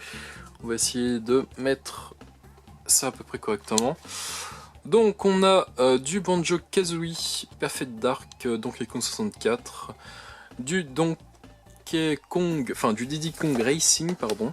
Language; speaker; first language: French; native; French